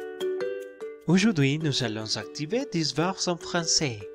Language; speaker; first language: French; non-native, learner; Spanish